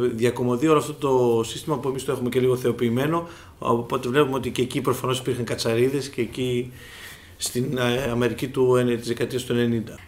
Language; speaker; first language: Greek; native; Greek